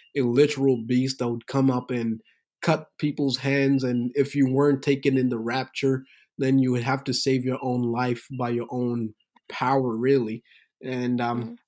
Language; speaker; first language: English; early bilingual, other home language; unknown